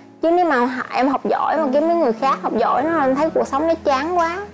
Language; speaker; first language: Vietnamese; native; Vietnamese